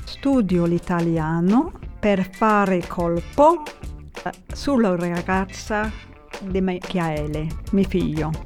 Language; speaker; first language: Italian; non-native, learner; English